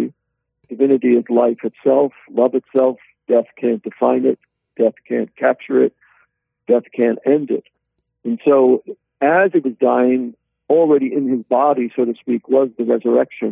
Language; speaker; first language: English; native; English